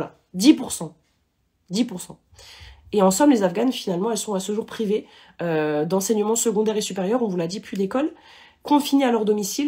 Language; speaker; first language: French; native; French